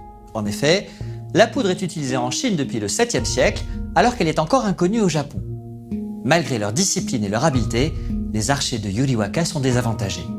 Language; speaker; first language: French; native; French